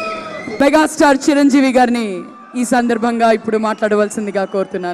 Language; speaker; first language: Telugu; native; Telugu